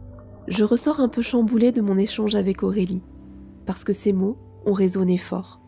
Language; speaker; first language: French; native; French